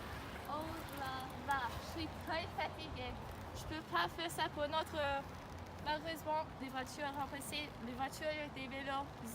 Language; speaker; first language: French; non-native, learner; English